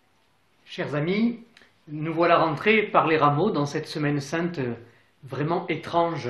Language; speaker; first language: French; native; French